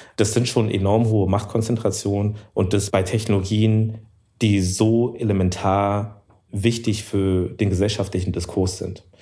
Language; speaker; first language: German; early bilingual, other home language; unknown